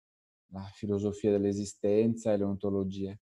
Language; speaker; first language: Italian; native; Italian